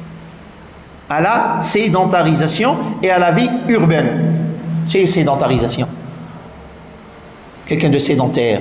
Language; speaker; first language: French; non-native, local second language; Arabic